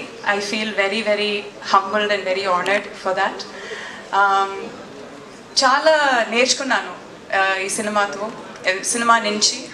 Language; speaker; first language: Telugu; non-native, local second language; Malayalam